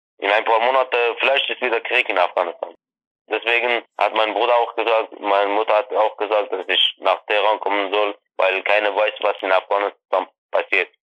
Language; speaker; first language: German; non-native, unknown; Persian